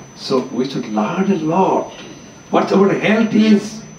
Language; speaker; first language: English; non-native, local second language; Assamese